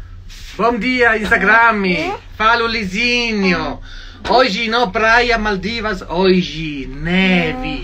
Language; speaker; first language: Portuguese; non-native, learner; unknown